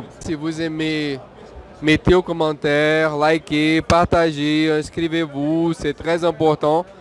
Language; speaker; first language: French; non-native, fluent; Portuguese